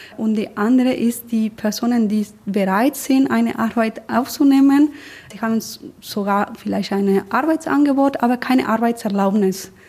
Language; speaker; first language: German; non-native, fluent; Spanish